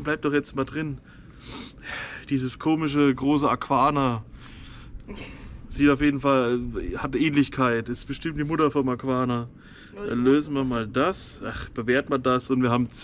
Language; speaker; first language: German; native; German